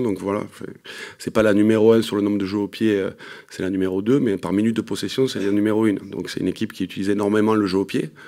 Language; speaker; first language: French; native; French